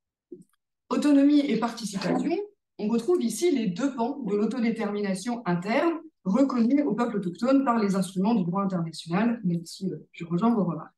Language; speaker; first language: French; native; French